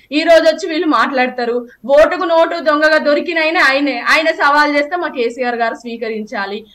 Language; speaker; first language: Telugu; native; Telugu